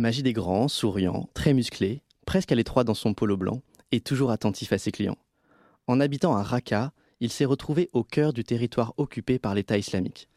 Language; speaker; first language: French; native; French